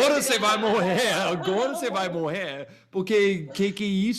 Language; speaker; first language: Portuguese; non-native, fluent; English